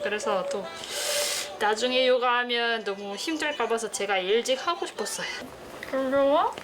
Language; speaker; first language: Korean; non-native, fluent; French